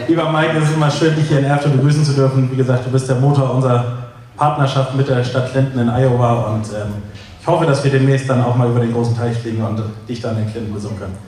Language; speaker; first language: German; native; German